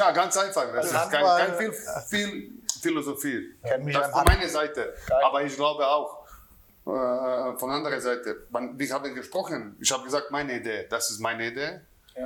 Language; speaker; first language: German; non-native, learner; Croatian